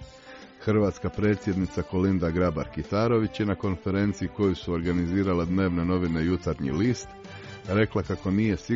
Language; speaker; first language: Serbian; native; Serbian